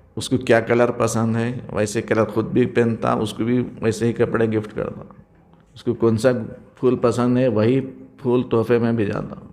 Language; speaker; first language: Urdu; native; Urdu